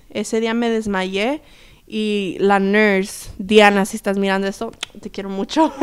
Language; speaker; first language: Spanish; early bilingual, heritage; Spanish